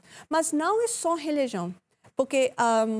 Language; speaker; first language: Portuguese; non-native, learner; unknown